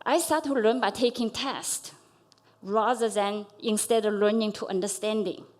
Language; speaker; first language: English; non-native, fluent; Chinese